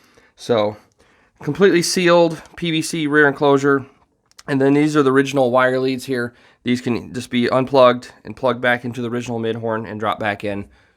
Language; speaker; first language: English; native; English